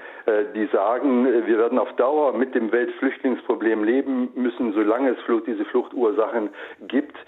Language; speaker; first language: German; native; German